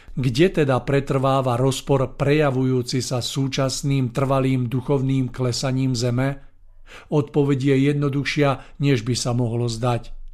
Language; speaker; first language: Slovak; native; Slovak